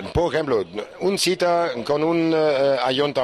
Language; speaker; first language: Spanish; non-native, learner; German